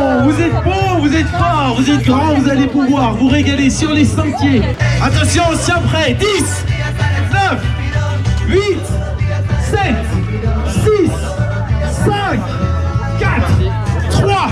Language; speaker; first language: French; native; French